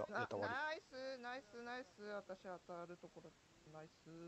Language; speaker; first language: Japanese; native; Japanese